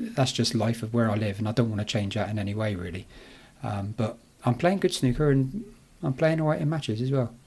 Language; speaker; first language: English; native; English